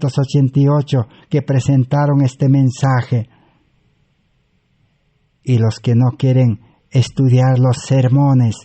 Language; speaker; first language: Spanish; native; Spanish